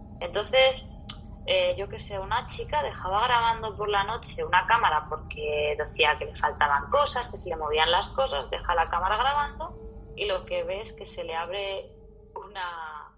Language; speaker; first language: Spanish; native; Spanish